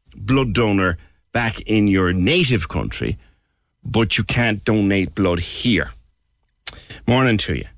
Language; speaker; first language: English; non-native, fluent; Portuguese